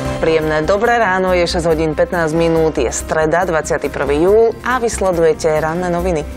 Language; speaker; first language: Slovak; native; Slovak